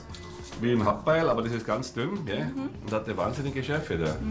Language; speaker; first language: German; native; German